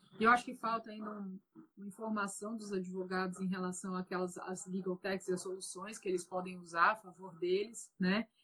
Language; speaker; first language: Portuguese; native; Portuguese